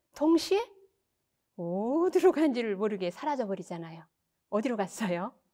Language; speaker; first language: Korean; native; Korean